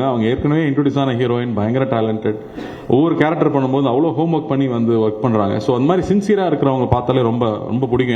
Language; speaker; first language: Tamil; native; Tamil